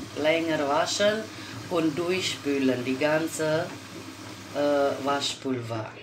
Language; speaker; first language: German; non-native, learner; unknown